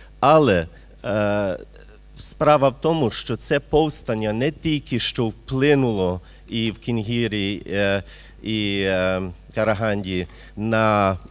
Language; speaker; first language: Ukrainian; early bilingual, heritage; Ukrainian